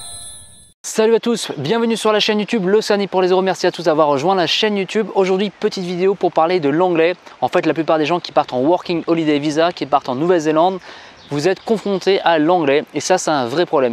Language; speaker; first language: French; native; French